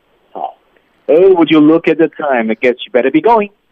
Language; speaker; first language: English; non-native, fluent; Chinese